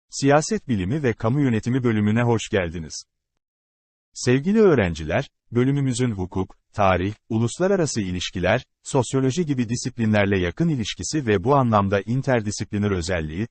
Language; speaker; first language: Turkish; native; Turkish